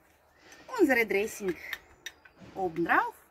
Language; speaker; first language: German; non-native, fluent; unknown